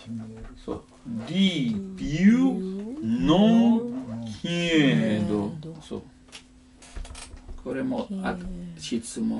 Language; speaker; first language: Japanese; non-native, learner; Italian